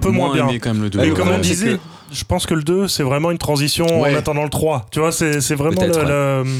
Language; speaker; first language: French; native; French